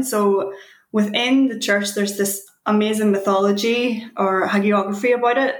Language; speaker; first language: English; native; English